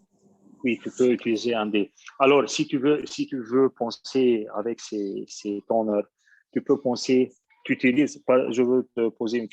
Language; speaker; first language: French; non-native, fluent; Arabic